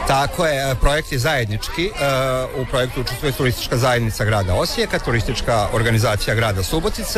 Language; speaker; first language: Serbian; native; Serbian